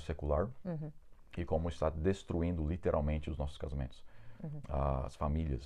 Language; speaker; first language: Portuguese; non-native, fluent; English